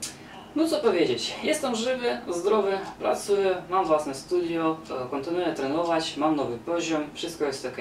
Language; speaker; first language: Polish; non-native, learner; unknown